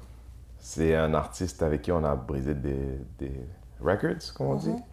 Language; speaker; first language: French; early bilingual, other home language; Haitian Creole